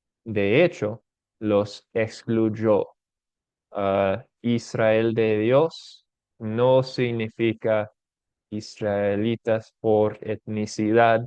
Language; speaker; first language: Spanish; non-native, fluent; English